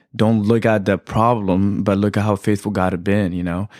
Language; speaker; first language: English; early bilingual, other home language; Amharic